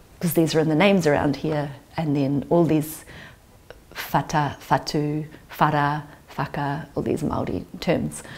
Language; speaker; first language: English; native; English